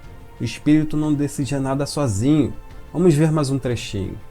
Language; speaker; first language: Portuguese; native; Portuguese